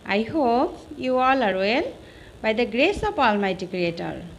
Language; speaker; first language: English; non-native, local second language; Bangla